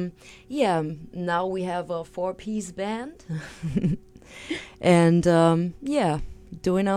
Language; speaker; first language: English; non-native, fluent; German